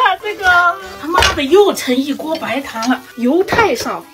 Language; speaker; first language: Chinese; native; Chinese